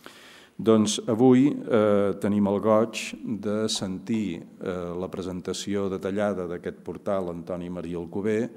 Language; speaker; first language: Catalan; native; Catalan